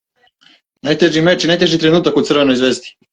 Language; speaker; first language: Croatian; native; Croatian